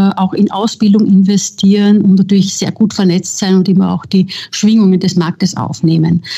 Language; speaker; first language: German; native; German